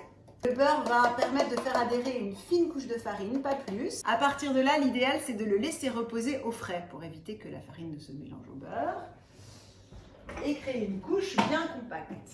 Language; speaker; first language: French; native; French